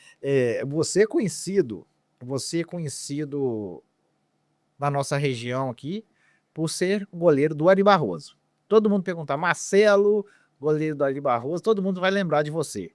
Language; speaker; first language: Portuguese; native; Portuguese